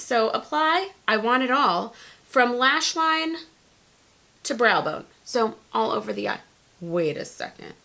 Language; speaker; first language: English; native; English